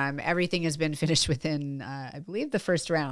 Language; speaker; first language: English; native; English